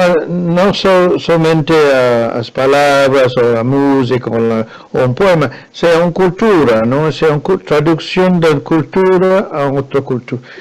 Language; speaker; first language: Portuguese; non-native, learner; Spanish